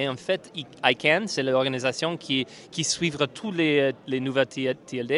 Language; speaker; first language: French; non-native, fluent; English